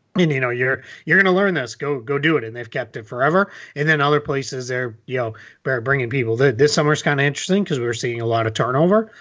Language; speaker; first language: English; native; English